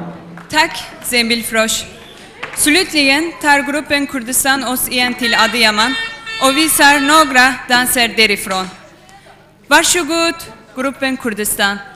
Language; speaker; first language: Swedish; non-native, fluent; Kurdish